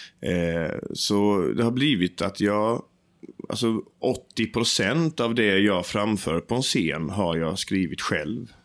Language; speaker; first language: Swedish; native; Swedish